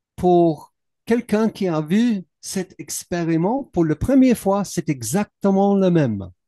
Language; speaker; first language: French; non-native, learner; English